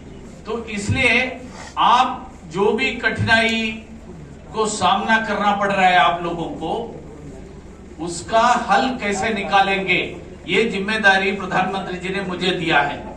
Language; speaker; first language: Hindi; non-native, local second language; Malayalam